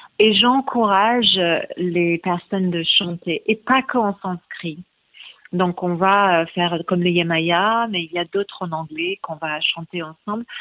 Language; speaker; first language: French; non-native, fluent; English